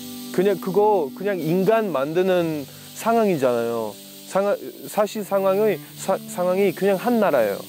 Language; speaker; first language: Korean; non-native, fluent; English